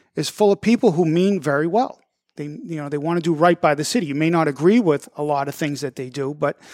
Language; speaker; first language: English; early bilingual, other home language; Italian